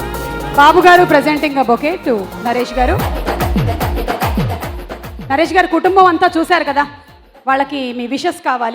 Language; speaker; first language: Telugu; native; Telugu